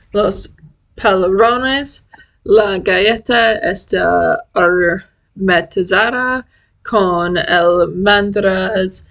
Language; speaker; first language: Spanish; non-native, learner; English